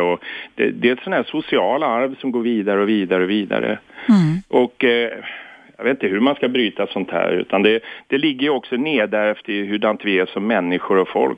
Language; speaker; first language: Swedish; native; Swedish